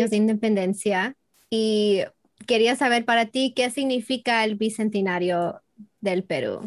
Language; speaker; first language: Spanish; early bilingual, heritage; English